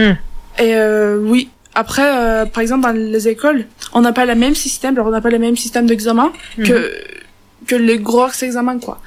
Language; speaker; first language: French; non-native, learner; Turkish